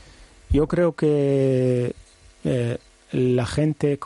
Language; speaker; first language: Spanish; non-native, learner; Arabic